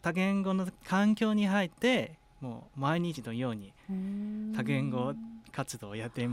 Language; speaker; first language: Japanese; non-native, fluent; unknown